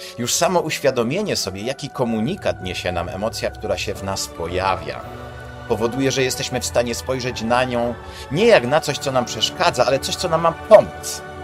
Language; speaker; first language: Polish; native; Polish